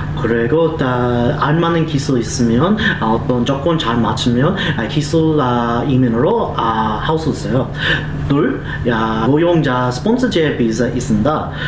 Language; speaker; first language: Korean; non-native, learner; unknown